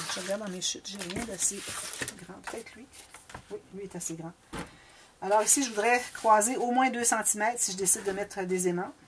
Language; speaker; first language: French; native; French